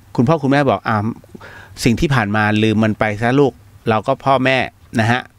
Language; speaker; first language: Thai; native; Thai